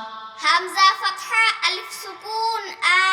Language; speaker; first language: Arabic; non-native, learner; Bangla